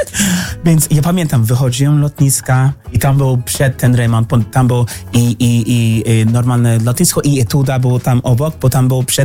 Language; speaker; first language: Polish; non-native, learner; English